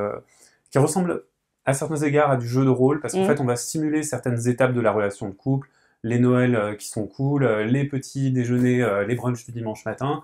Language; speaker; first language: French; native; French